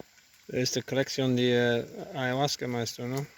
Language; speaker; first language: Spanish; non-native, learner; English